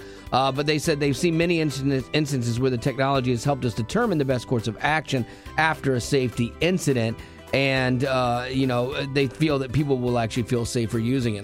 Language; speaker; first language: English; native; English